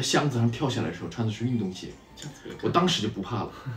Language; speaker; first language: Chinese; native; Chinese